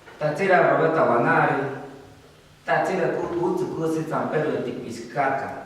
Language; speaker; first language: Basque; non-native, fluent; Spanish